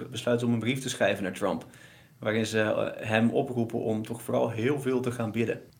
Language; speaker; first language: Dutch; native; Dutch